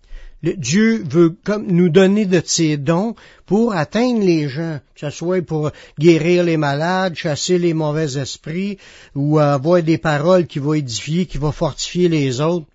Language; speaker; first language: French; native; French